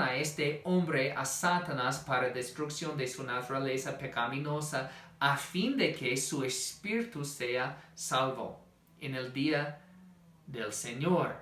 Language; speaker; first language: Spanish; non-native, fluent; English